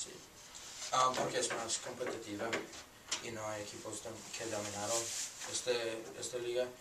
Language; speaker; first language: Spanish; non-native, learner; English